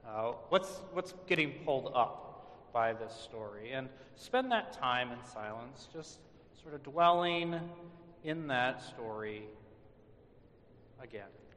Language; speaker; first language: English; native; English